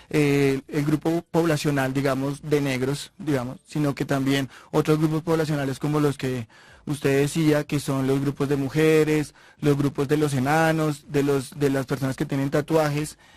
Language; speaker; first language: Spanish; native; Spanish